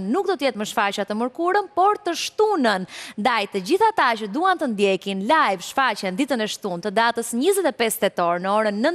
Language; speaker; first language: Albanian; native; Albanian